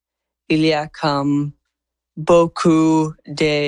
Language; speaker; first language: French; non-native, learner; English